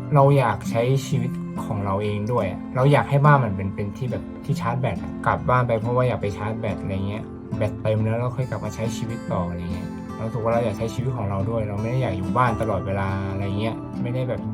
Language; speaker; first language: Thai; native; Thai